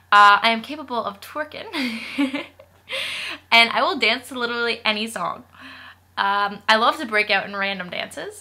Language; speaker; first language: English; native; English